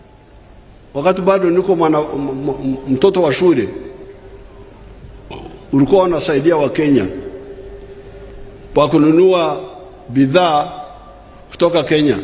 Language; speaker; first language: Swahili; non-native, local second language; Nyankole